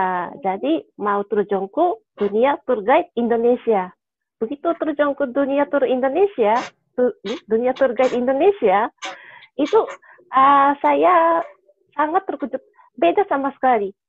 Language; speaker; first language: Indonesian; non-native, fluent; Japanese